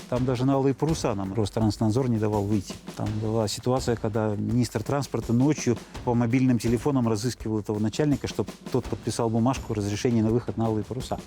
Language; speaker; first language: Russian; native; Russian